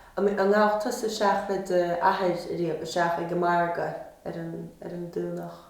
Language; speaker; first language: Irish; native; Irish